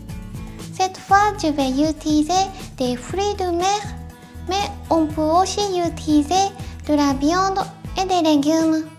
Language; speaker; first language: French; non-native, fluent; Japanese